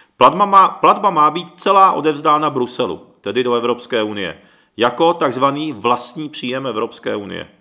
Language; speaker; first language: Czech; early bilingual, other home language; Japanese